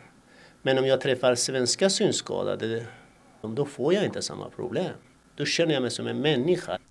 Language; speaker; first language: Swedish; non-native, fluent; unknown